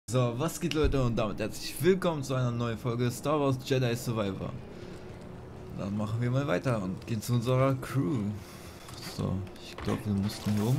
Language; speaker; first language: German; native; German